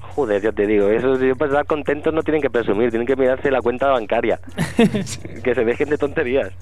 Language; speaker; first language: Spanish; native; Spanish